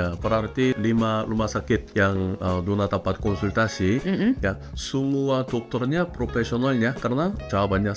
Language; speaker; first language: Indonesian; non-native, fluent; Korean